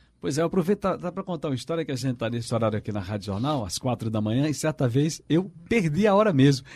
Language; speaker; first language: Portuguese; native; Portuguese